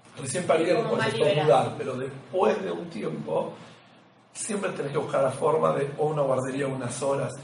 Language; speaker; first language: Spanish; native; Spanish